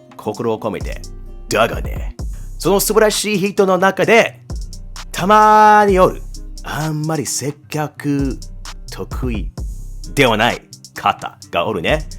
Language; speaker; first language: Japanese; non-native, fluent; English